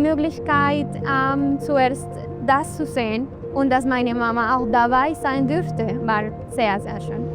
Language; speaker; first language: German; non-native, fluent; Spanish